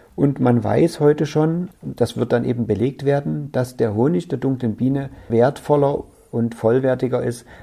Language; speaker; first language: German; native; German